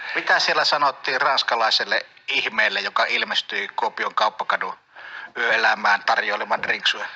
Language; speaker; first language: Finnish; native; Finnish